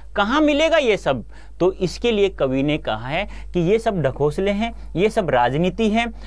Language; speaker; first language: Hindi; native; Hindi